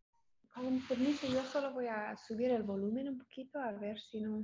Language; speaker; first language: Spanish; non-native, fluent; English